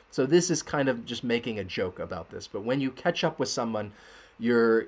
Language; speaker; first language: English; native; English